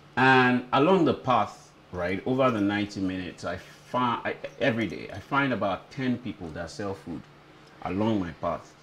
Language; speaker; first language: English; non-native, local second language; Yoruba